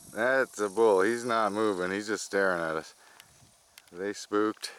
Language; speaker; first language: English; native; English